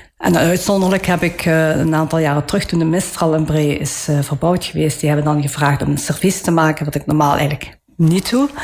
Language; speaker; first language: Dutch; early bilingual, other home language; Italian